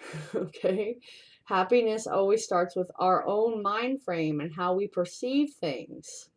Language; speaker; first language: English; native; English